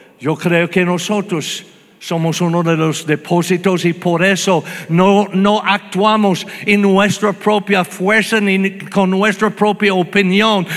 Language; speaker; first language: Spanish; non-native, fluent; English